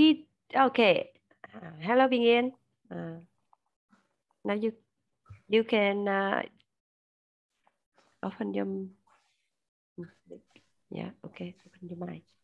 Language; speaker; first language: English; non-native, learner; Vietnamese